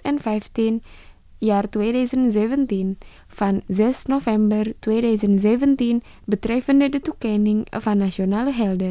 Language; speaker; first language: Dutch; non-native, fluent; Indonesian